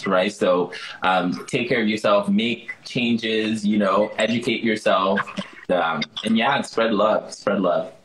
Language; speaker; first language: English; early bilingual, other home language; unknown